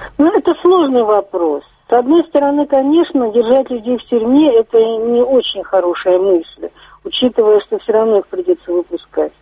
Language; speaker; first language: Russian; native; Russian